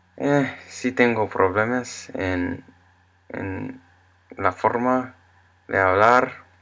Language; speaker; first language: Spanish; non-native, learner; English